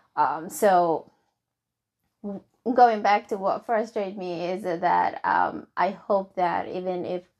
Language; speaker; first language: English; non-native, fluent; Somali